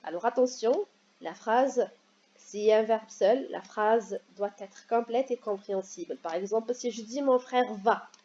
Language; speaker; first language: French; non-native, local second language; Arabic